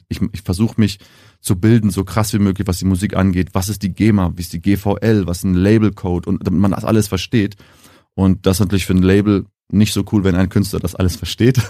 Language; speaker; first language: German; early bilingual, heritage; German